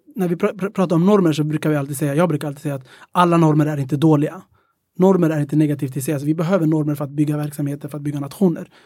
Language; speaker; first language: Swedish; early bilingual, other home language; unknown